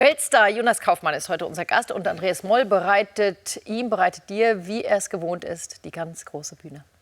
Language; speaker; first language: German; native; German